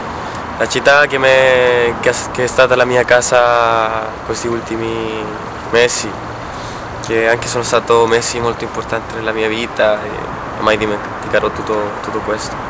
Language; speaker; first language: Italian; non-native, fluent; Spanish